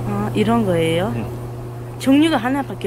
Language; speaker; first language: Korean; non-native, fluent; Tajik